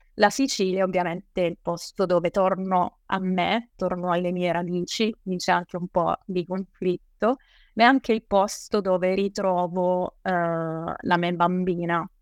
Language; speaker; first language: Italian; native; Italian